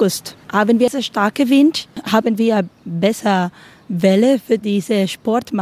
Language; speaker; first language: German; non-native, learner; Spanish